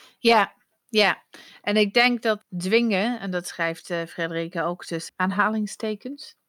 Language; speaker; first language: Dutch; non-native, fluent; English